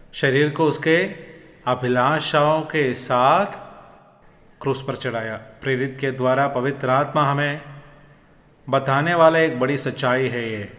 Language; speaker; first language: Hindi; non-native, local second language; Malayalam